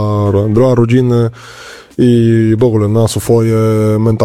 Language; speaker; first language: Polish; non-native, fluent; Spanish